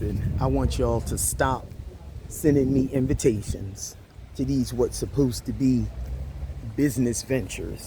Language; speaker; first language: English; native; English